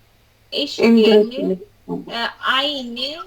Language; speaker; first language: German; non-native, learner; Urdu